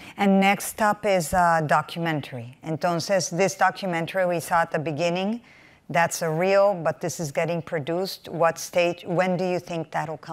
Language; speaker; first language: English; non-native, fluent; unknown